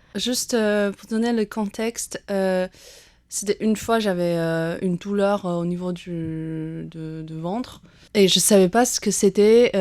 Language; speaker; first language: French; non-native, fluent; Chinese